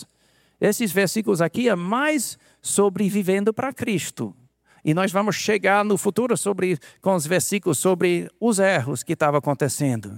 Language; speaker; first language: Portuguese; non-native, fluent; English